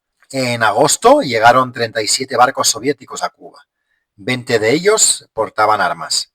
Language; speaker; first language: Spanish; native; Spanish